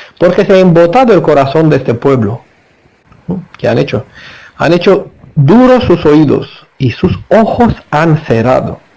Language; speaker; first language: Spanish; non-native, fluent; Romanian